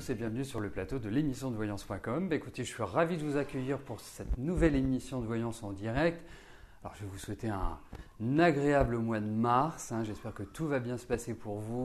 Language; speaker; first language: French; native; French